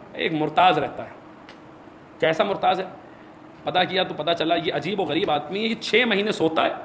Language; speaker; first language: Hindi; native; Hindi